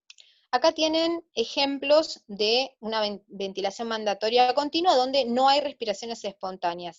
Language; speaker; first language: Spanish; native; Spanish